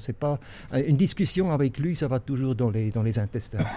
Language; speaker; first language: French; non-native, local second language; German